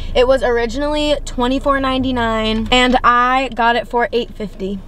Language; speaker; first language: English; native; English